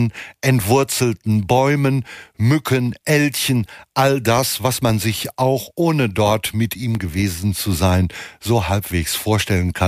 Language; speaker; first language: German; native; German